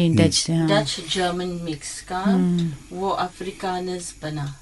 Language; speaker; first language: Hindi; early bilingual, heritage; English